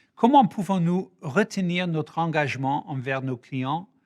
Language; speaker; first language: French; non-native, fluent; English